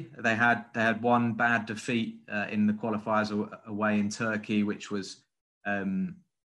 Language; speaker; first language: English; native; English